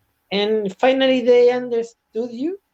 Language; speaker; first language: English; non-native, learner; Spanish